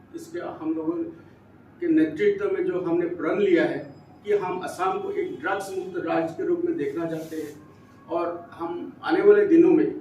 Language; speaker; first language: Hindi; non-native, local second language; Assamese